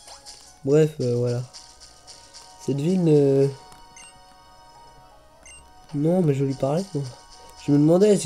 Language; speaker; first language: French; native; French